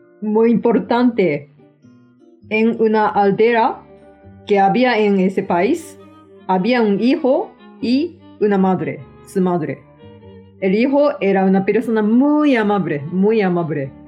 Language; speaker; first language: Spanish; non-native, fluent; Japanese